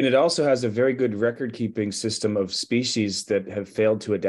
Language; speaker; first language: English; native; English